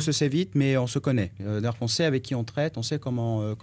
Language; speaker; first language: French; native; French